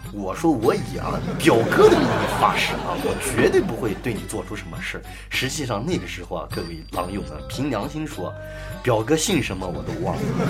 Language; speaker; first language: Chinese; native; Chinese